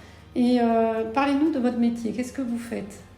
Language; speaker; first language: French; native; French